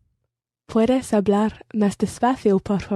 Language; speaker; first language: Spanish; non-native, learner; English